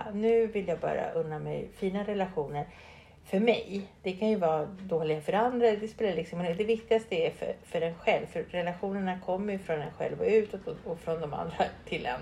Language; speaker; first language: Swedish; early bilingual, other home language; Spanish